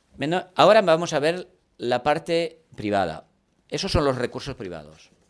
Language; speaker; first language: Spanish; early bilingual, heritage; French